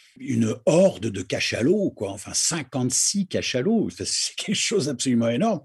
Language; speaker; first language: French; native; French